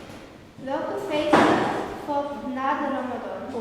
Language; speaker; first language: Dutch; early bilingual, other home language; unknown